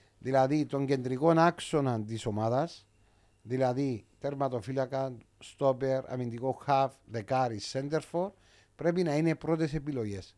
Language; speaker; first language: Greek; native; Greek